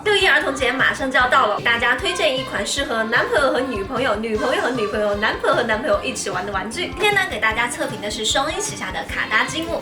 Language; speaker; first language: Chinese; native; Chinese